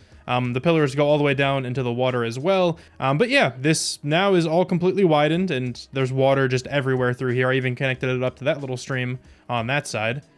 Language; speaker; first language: English; native; English